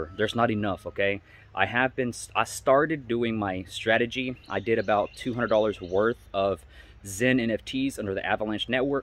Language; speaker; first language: English; native; English